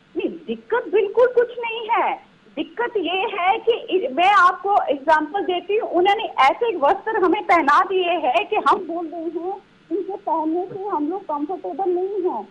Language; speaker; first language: Hindi; non-native, local second language; Punjabi